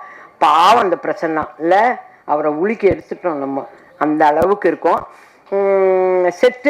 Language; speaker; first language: Tamil; native; Tamil